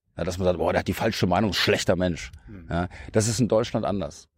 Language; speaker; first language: German; native; German